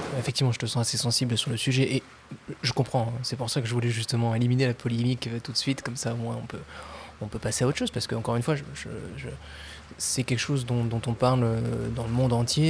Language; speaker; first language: French; native; French